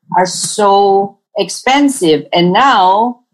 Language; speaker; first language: English; non-native, local second language; Tausug